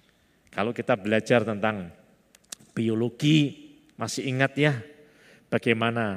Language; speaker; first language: Indonesian; native; Indonesian